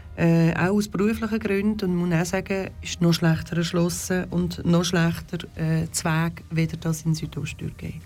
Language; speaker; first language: German; early bilingual, other home language; Turkish